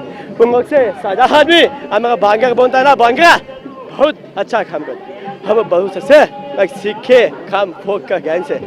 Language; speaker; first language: Hindi; non-native, local second language; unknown